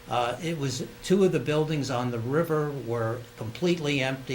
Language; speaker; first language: English; native; English